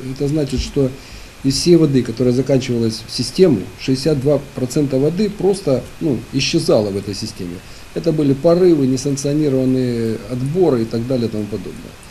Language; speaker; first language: Russian; native; Russian